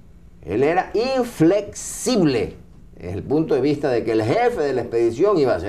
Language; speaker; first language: Spanish; native; Spanish